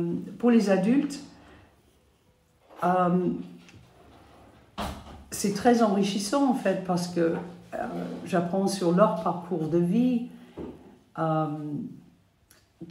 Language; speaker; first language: French; non-native, fluent; English